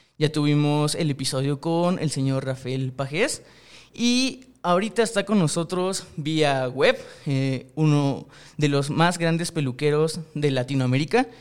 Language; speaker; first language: Spanish; native; Spanish